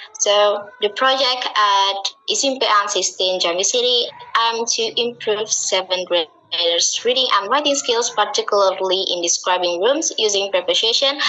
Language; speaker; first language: English; non-native, fluent; Indonesian